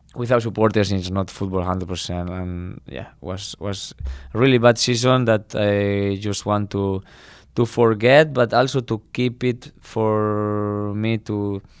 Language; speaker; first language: English; non-native, fluent; Spanish